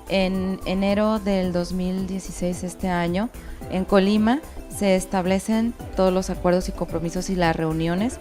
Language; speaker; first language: Spanish; native; Spanish